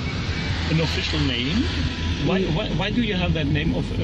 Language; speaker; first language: English; non-native, fluent; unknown